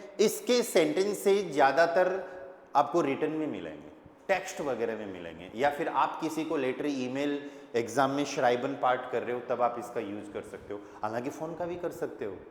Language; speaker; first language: Hindi; native; Hindi